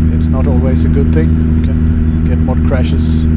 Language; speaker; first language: English; non-native, fluent; Swedish